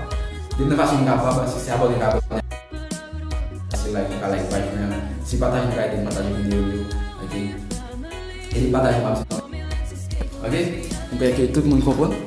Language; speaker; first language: Portuguese; non-native, learner; Haitian Creole